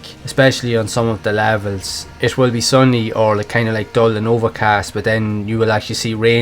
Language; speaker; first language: English; native; English